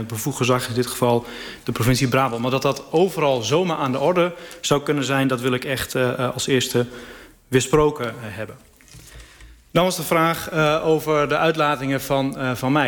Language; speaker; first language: Dutch; native; Dutch